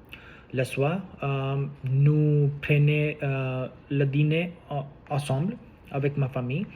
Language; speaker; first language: French; non-native, learner; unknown